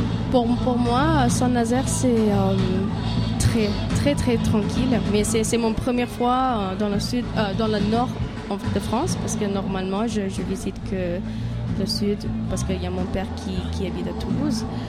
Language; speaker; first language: French; non-native, learner; Thai